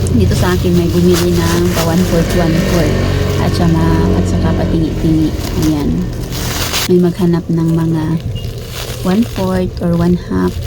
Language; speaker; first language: Filipino; non-native, local second language; Cebuano